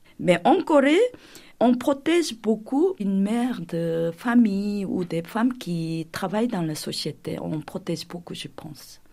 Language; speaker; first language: French; non-native, fluent; Korean